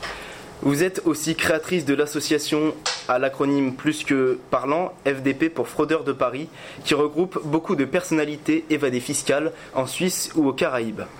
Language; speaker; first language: French; native; French